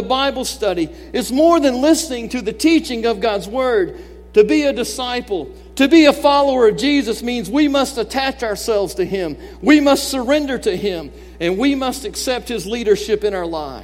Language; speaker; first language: English; native; English